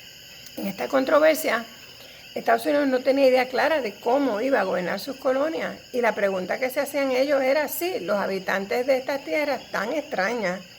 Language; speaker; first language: Spanish; native; Spanish